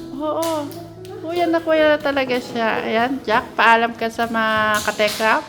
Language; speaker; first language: Filipino; native; Filipino